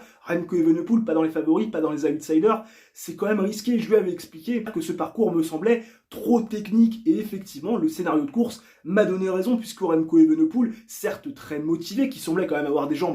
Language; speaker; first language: French; native; French